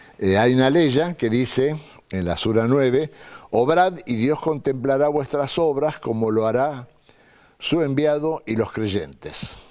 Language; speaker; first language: Spanish; native; Spanish